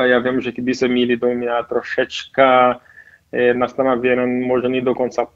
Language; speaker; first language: Polish; non-native, fluent; Portuguese